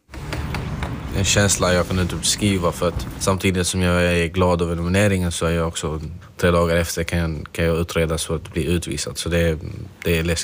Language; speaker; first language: Swedish; non-native, fluent; Arabic